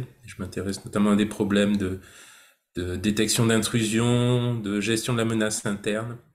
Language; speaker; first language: French; native; French